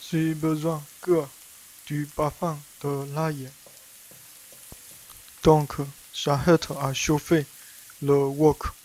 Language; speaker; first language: French; non-native, learner; Chinese